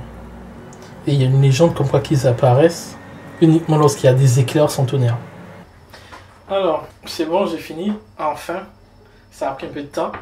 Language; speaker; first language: French; native; French